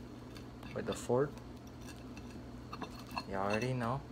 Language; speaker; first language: English; native; English